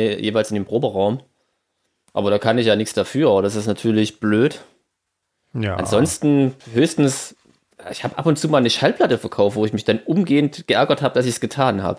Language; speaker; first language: German; native; German